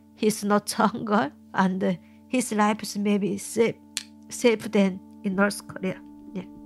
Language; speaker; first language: English; non-native, learner; Korean